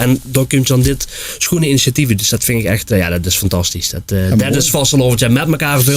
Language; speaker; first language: Dutch; native; Dutch